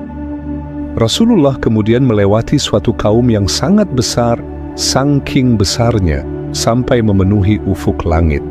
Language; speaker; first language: Indonesian; native; Indonesian